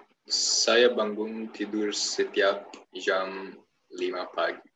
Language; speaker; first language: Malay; non-native, learner; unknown